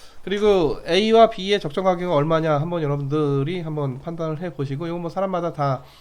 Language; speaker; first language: Korean; native; Korean